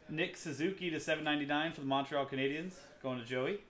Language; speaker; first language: English; native; English